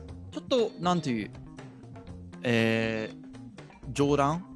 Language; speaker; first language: Japanese; non-native, fluent; English